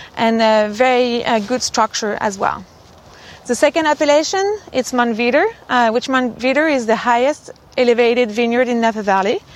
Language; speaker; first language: English; non-native, fluent; French